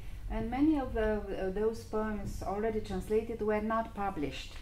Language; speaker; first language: English; non-native, fluent; Romanian